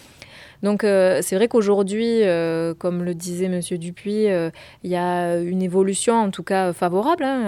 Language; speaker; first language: French; native; French